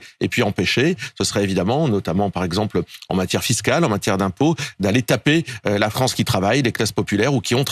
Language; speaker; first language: French; native; French